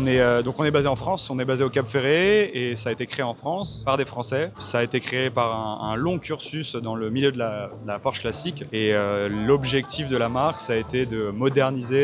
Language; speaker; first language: French; native; French